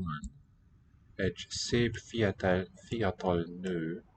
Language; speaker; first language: Hungarian; non-native, learner; English